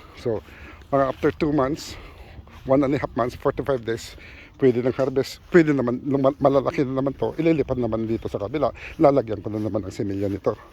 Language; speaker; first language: Filipino; non-native, local second language; Iloko